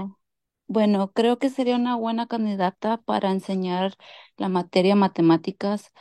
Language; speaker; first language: Spanish; early bilingual, heritage; Spanish